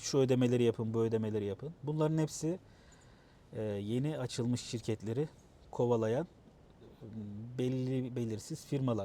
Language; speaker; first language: Turkish; native; Turkish